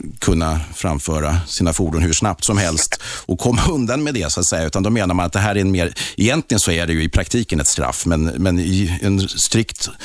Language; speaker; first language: Swedish; native; Swedish